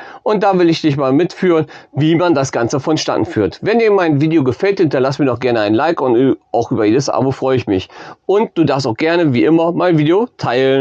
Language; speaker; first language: German; native; German